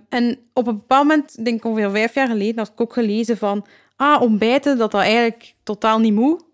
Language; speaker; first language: Dutch; native; Dutch